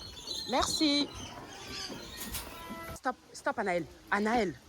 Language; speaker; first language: French; native; French